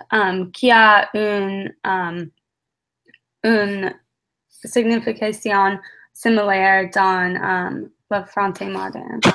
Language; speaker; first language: French; non-native, learner; English